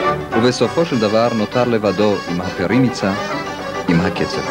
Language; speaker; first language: Hebrew; native; Hebrew